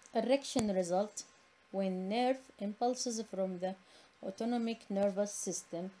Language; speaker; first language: English; non-native, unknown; Arabic